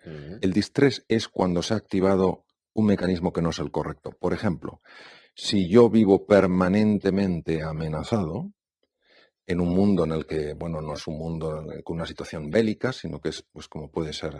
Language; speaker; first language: Spanish; native; Spanish